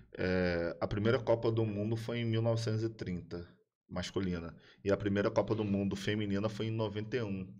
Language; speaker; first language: Portuguese; native; Portuguese